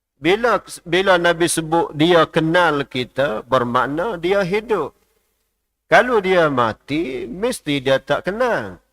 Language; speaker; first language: Malay; native; Malay